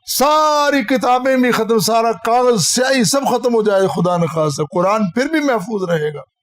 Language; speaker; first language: Urdu; non-native, local second language; Punjabi